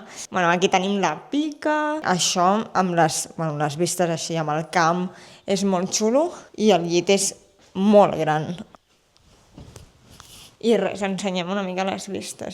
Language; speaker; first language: Catalan; native; Catalan